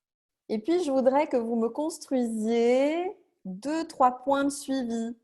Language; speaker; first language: French; native; French